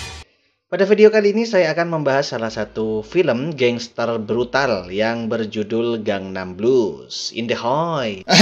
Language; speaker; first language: Indonesian; native; Indonesian